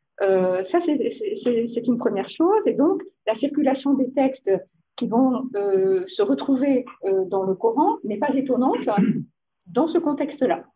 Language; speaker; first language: French; native; French